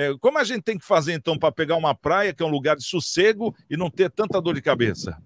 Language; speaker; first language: Portuguese; native; Portuguese